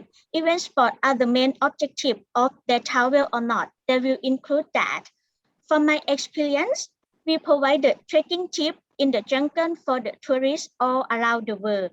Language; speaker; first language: English; non-native, learner; Thai